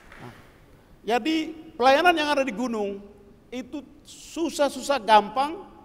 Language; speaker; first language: Indonesian; non-native, local second language; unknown